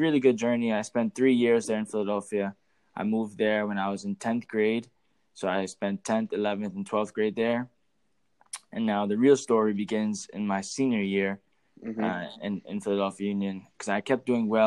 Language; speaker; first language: English; native; English